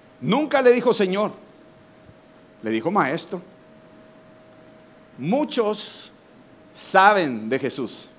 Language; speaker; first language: Spanish; native; Spanish